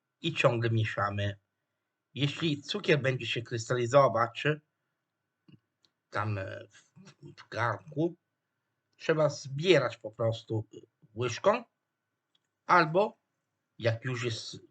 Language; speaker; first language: Polish; non-native, fluent; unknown